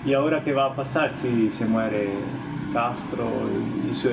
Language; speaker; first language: Spanish; non-native, learner; Italian